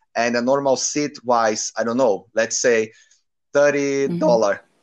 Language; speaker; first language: English; non-native, learner; Portuguese